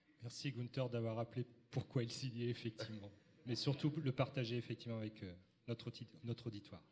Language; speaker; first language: French; native; French